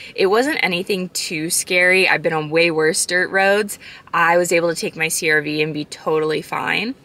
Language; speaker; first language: English; native; English